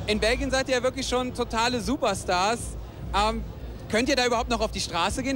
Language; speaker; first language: German; native; German